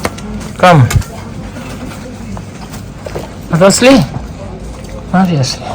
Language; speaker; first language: Arabic; non-native, learner; Urdu